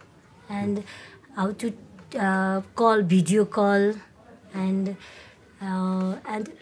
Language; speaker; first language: English; non-native, learner; Nepali